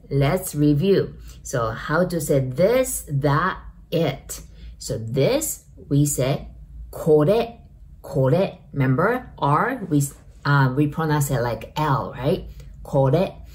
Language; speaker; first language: English; non-native, fluent; Japanese